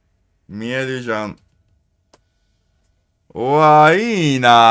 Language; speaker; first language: Japanese; non-native, learner; English